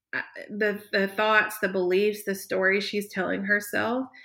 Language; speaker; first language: English; native; English